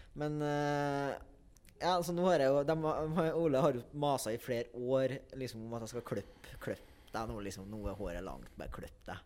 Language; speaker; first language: Norwegian; native; Norwegian